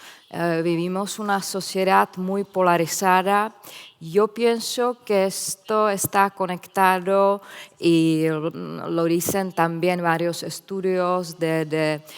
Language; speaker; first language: Spanish; non-native, fluent; Czech